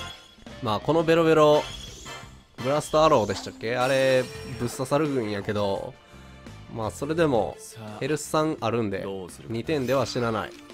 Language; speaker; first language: Japanese; native; Japanese